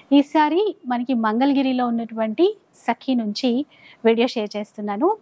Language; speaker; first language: Telugu; native; Telugu